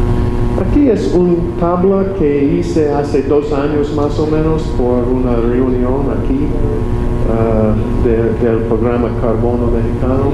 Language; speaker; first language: Spanish; non-native, learner; English